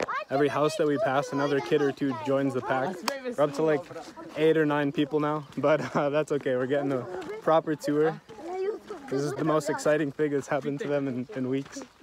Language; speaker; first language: English; native; English